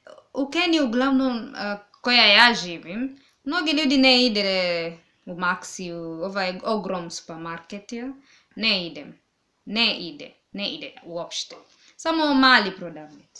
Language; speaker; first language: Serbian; non-native, learner; English